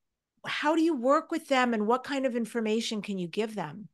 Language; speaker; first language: English; native; English